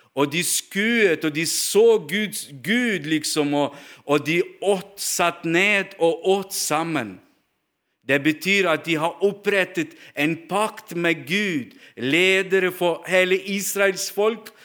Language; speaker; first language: Norwegian; non-native, fluent; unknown